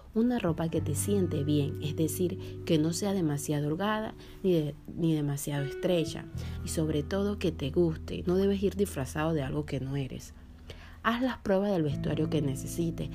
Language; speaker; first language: Spanish; native; Spanish